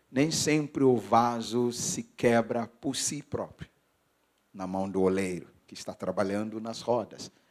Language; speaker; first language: Portuguese; non-native, fluent; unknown